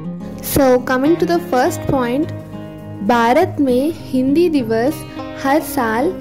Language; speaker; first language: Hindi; non-native, local second language; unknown